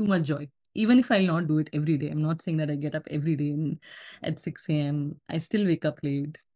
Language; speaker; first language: English; non-native, local second language; Hindi